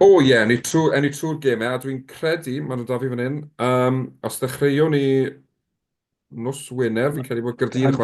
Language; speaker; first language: Welsh; native; Welsh